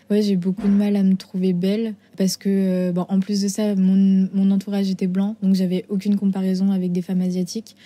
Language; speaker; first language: French; native; French